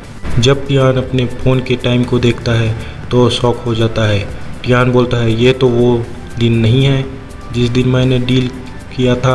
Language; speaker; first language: Hindi; native; Hindi